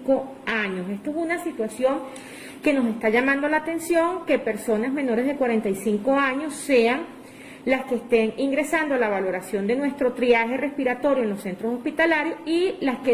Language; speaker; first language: Spanish; native; Spanish